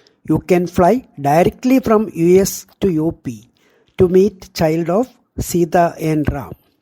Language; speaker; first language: English; non-native, local second language; Malayalam